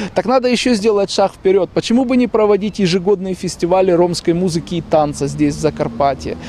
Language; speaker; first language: Russian; native; Russian